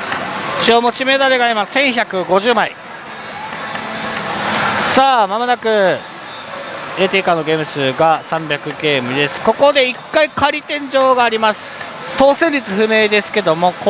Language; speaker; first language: Japanese; native; Japanese